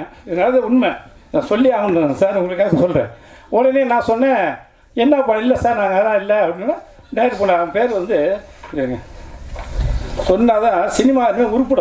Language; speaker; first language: Tamil; native; Tamil